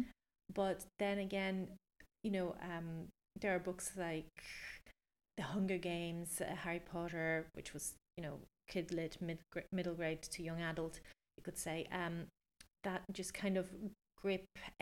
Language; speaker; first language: English; non-native, fluent; Polish